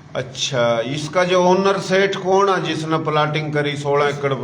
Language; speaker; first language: Hindi; non-native, local second language; Marwari